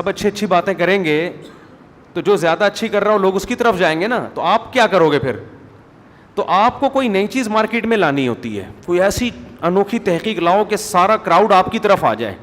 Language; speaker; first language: Urdu; native; Urdu